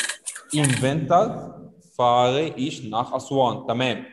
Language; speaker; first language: German; non-native, fluent; Arabic